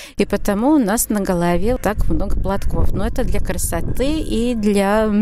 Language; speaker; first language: Russian; non-native, learner; Latvian